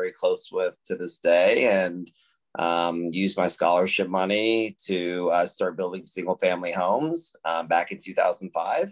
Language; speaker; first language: English; native; English